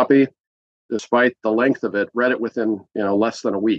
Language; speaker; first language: English; native; English